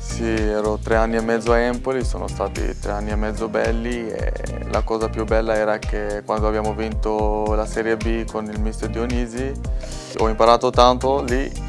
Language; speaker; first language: Italian; non-native, fluent; Albanian